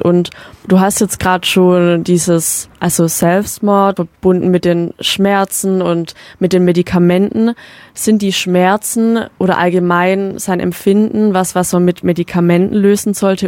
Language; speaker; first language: German; native; German